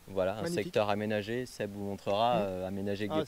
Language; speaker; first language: French; native; French